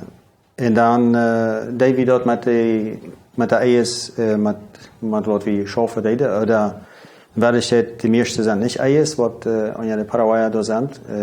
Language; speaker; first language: German; non-native, local second language; Plautdietsch